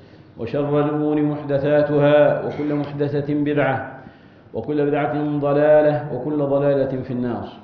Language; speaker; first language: Arabic; native; Arabic